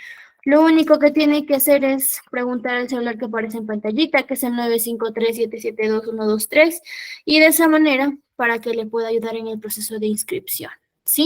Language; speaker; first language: Spanish; native; Spanish